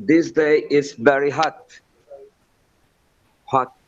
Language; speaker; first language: English; non-native, learner; Spanish